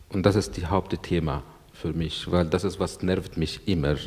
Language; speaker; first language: German; non-native, fluent; Arabic